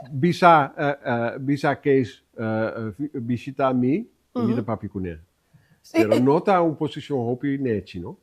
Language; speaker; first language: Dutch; native; Dutch